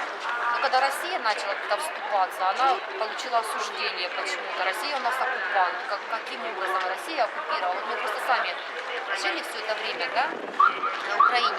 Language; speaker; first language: Russian; native; Russian